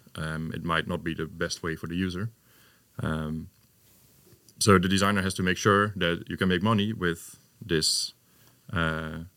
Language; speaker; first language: English; non-native, fluent; Dutch